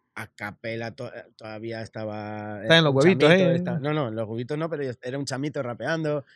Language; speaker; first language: Spanish; native; Spanish